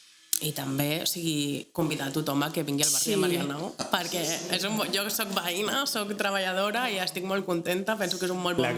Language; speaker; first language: Catalan; native; Catalan